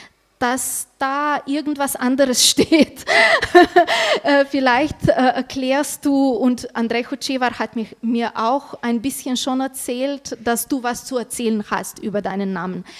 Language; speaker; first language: German; non-native, fluent; Slovenian